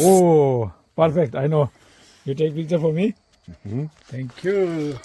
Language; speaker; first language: English; non-native, learner; Tibetan